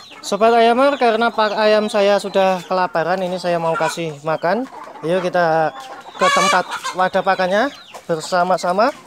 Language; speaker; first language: Indonesian; native; Indonesian